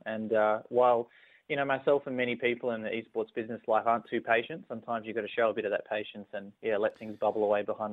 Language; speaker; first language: English; native; English